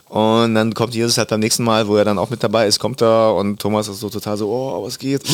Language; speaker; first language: German; early bilingual, other home language; Russian